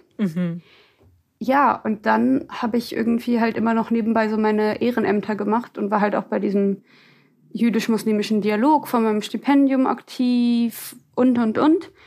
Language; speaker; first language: German; native; German